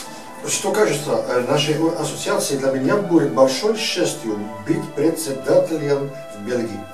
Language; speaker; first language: Russian; non-native, learner; Dutch